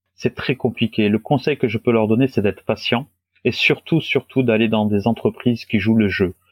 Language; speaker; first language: French; non-native, local second language; Wolof